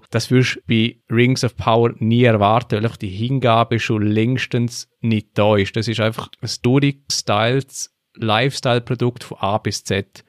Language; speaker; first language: German; native; German